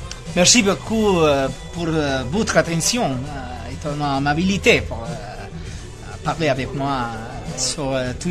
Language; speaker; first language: French; non-native, learner; Spanish